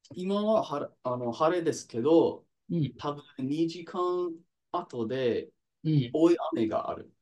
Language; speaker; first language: Japanese; non-native, fluent; English